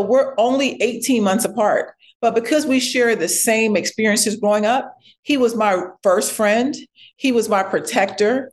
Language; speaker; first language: English; native; English